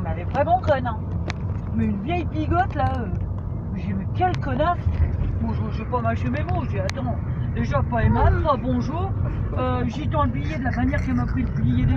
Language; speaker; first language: French; native; French